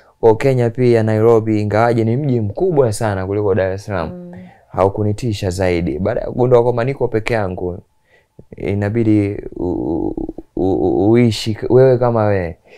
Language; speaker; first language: Swahili; native; Swahili